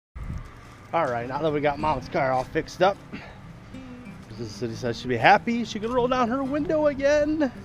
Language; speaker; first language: English; native; English